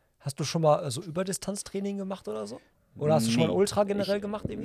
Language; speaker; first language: German; native; German